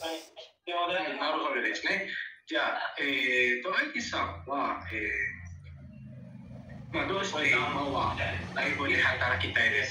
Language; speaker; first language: Japanese; non-native, learner; Indonesian